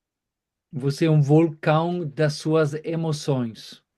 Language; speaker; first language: Portuguese; non-native, fluent; German